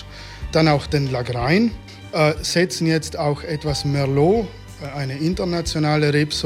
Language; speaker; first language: German; native; German